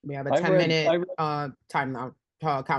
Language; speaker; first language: English; native; English